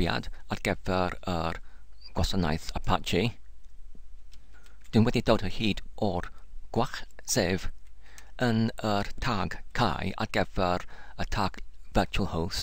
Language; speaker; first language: Welsh; non-native, learner; English